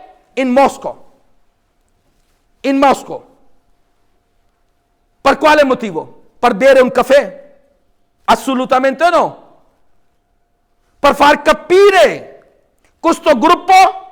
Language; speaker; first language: Italian; non-native, fluent; Urdu